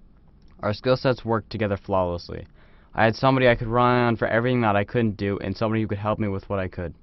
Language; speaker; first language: English; native; English